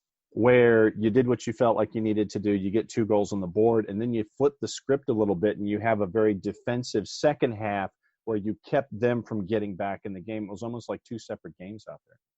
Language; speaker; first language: English; native; English